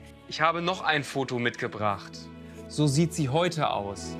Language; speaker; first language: German; native; German